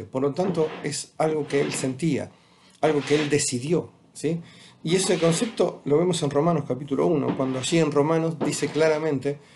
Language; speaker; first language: Spanish; native; Spanish